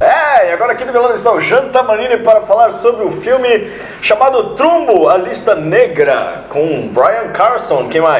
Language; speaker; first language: Portuguese; native; Portuguese